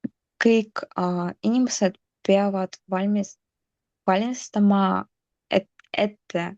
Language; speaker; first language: Estonian; non-native, local second language; Russian